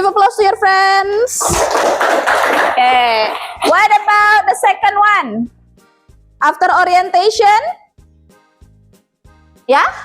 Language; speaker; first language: English; non-native, fluent; Indonesian